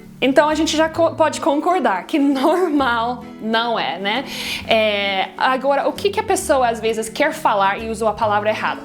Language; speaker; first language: Portuguese; non-native, fluent; English